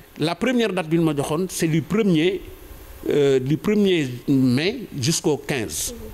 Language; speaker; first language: French; non-native, local second language; Wolof